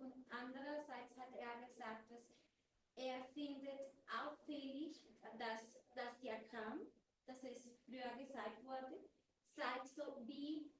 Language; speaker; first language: German; non-native, fluent; Spanish